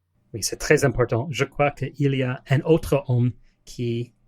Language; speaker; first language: French; non-native, learner; English